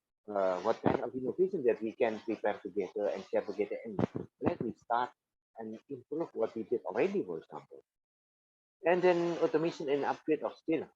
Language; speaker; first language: English; non-native, fluent; Indonesian